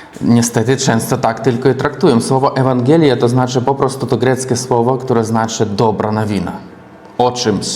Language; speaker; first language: Polish; non-native, learner; Russian